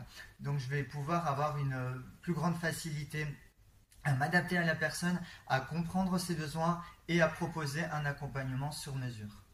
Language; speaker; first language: French; native; French